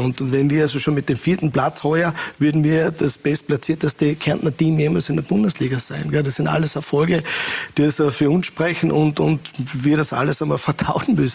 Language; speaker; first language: German; native; German